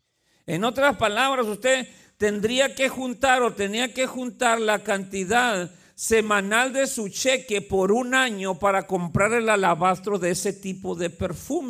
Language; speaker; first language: Spanish; native; Spanish